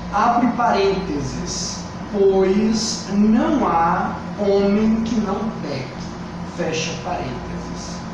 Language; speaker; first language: Portuguese; native; Portuguese